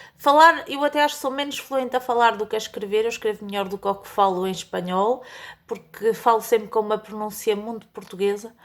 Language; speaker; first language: Portuguese; native; Portuguese